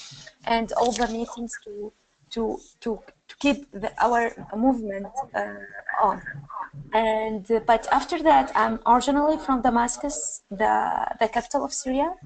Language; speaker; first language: English; non-native, learner; Arabic